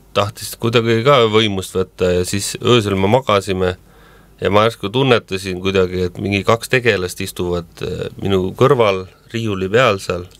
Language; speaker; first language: Estonian; native; Estonian